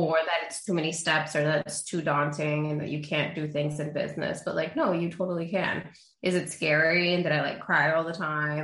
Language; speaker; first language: English; early bilingual, other home language; Spanish